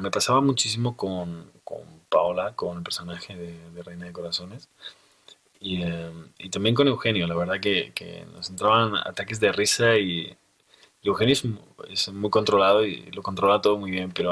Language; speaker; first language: Spanish; native; Spanish